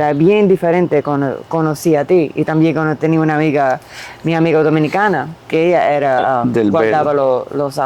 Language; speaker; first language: Spanish; early bilingual, heritage; Spanish